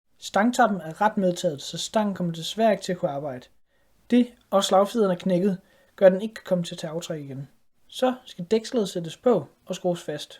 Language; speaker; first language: Danish; native; Danish